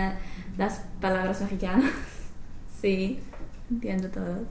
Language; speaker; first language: Spanish; non-native, learner; English